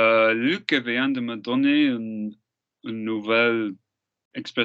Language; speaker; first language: French; non-native, learner; English